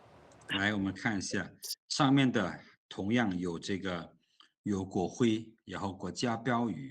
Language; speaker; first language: Chinese; non-native, fluent; Lao